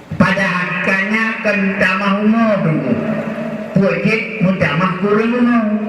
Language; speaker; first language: Malay; non-native, local second language; Achinese